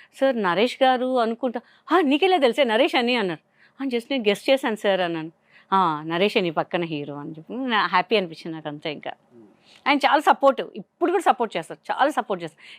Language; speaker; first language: Telugu; non-native, local second language; Hindi